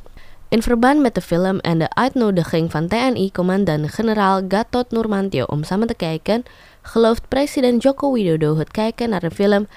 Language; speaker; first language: Dutch; non-native, fluent; Indonesian